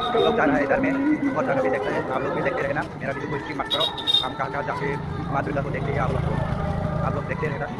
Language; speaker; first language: Hindi; non-native, local second language; Kok Borok